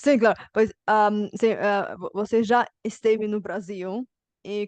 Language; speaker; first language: Portuguese; non-native, fluent; Bulgarian